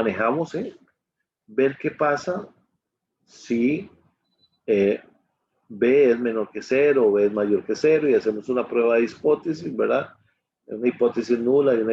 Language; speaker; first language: Spanish; native; Spanish